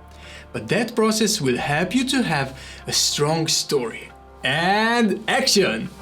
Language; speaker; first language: English; non-native, fluent; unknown